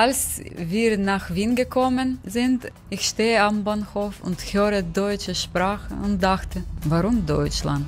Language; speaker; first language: German; non-native, learner; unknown